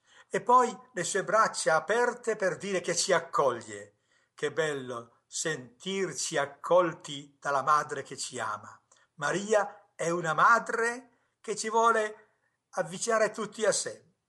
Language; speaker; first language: Italian; native; Italian